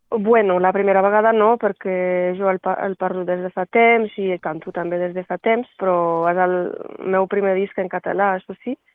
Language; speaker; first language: Catalan; non-native, local second language; French